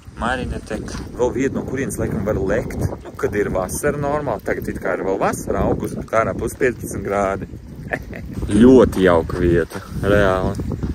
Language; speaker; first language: Latvian; non-native, local second language; Russian